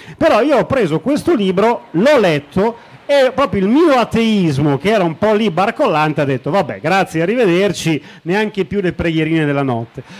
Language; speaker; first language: Italian; native; Italian